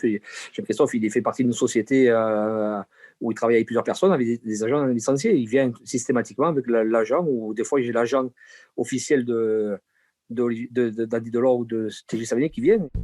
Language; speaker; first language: French; native; French